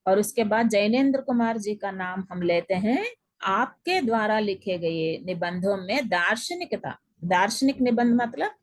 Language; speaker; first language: Hindi; non-native, local second language; Telugu